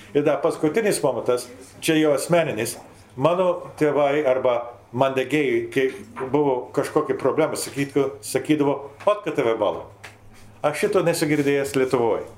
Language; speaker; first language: Lithuanian; early bilingual, heritage; Lithuanian